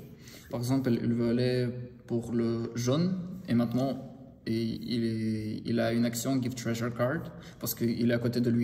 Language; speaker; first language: French; non-native, learner; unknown